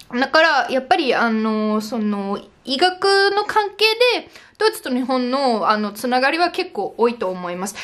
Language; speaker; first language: Japanese; non-native, fluent; German